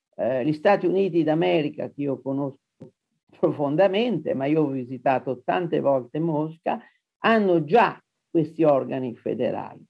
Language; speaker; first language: Italian; native; Italian